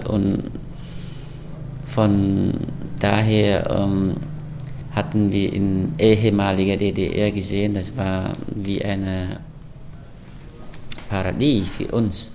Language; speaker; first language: German; non-native, fluent; Khmer